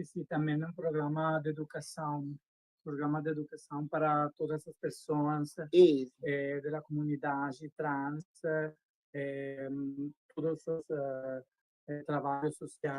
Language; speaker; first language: Portuguese; non-native, learner; Spanish